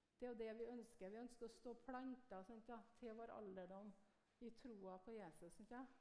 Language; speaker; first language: Norwegian; native; Norwegian